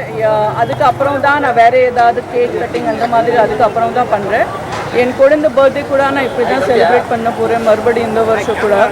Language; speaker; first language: Tamil; non-native, local second language; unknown